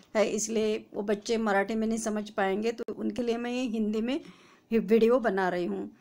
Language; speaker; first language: Hindi; non-native, local second language; Marathi